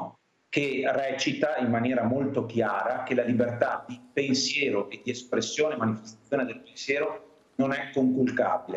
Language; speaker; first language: Italian; native; Italian